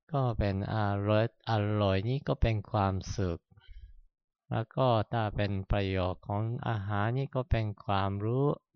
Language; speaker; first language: Thai; non-native, fluent; Japanese